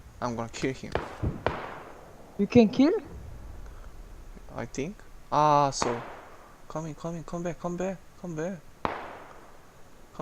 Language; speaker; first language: English; non-native, learner; Korean